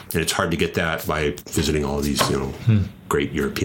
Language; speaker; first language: English; native; English